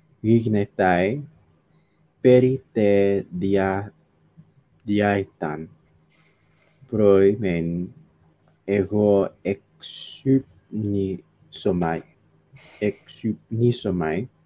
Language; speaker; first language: Greek; non-native, learner; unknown